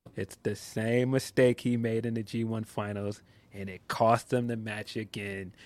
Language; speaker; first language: English; native; English